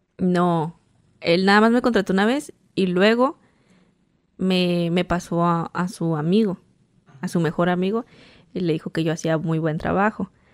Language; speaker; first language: Spanish; native; Spanish